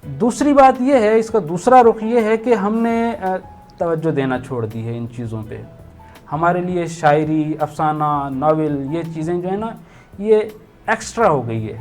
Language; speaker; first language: Urdu; non-native, local second language; Punjabi